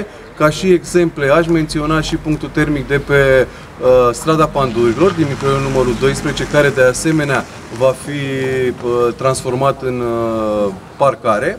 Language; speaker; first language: Romanian; native; Romanian